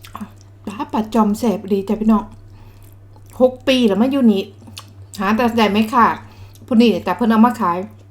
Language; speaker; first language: Thai; native; Thai